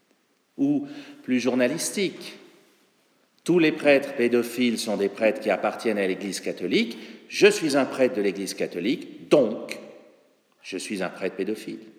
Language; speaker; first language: French; native; French